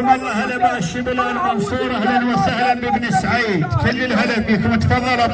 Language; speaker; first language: Arabic; native; Arabic